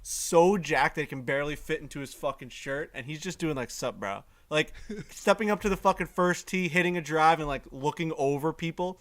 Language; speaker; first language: English; native; English